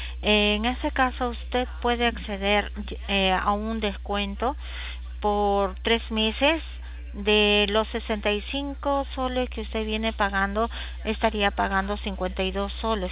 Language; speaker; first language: Spanish; native; Spanish